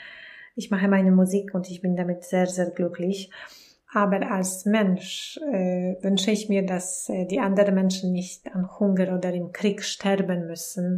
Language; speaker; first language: German; non-native, fluent; Polish